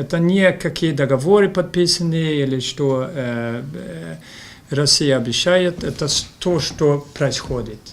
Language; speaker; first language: Russian; non-native, fluent; Swedish